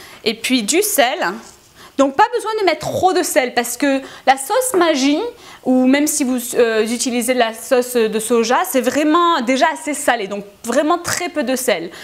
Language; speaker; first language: French; native; French